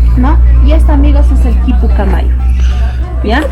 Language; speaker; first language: Spanish; native; Spanish